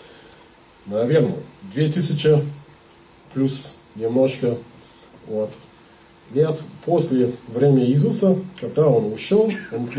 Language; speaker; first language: Russian; non-native, learner; English